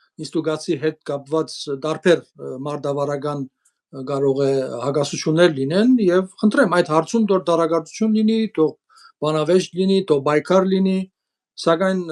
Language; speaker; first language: Armenian; early bilingual, heritage; Armenian